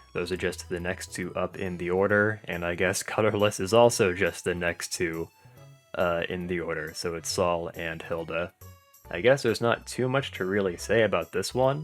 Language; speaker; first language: English; native; English